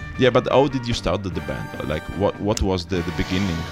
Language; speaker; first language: English; non-native, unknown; Italian